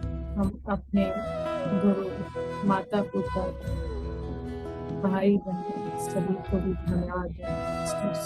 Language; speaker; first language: Hindi; native; Hindi